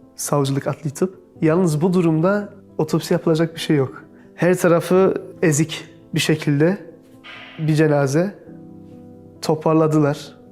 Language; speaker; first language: Turkish; early bilingual, heritage; Turkish